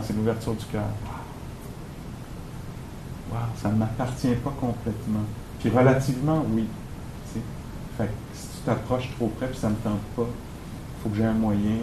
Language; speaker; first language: French; native; French